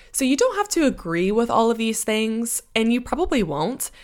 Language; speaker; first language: English; native; English